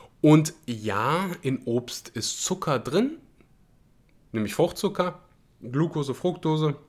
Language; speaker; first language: German; early bilingual, other home language; Russian